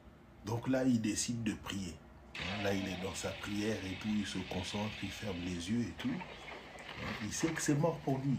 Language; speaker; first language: French; native; French